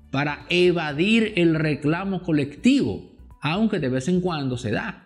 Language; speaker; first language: Spanish; native; Spanish